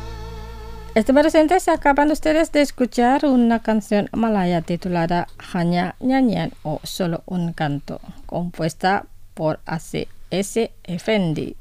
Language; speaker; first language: Spanish; non-native, fluent; Indonesian